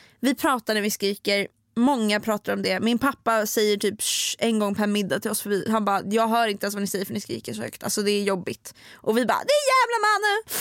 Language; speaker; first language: Swedish; native; Swedish